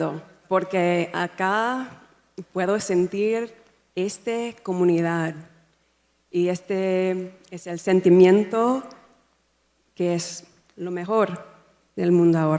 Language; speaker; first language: Spanish; non-native, fluent; English